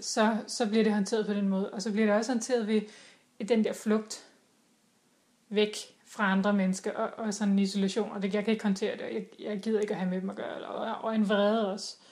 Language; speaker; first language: Danish; native; Danish